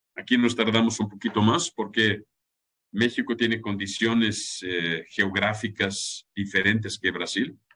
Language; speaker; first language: Spanish; non-native, fluent; German